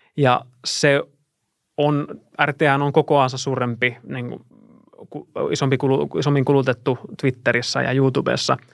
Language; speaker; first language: Finnish; non-native, fluent; Russian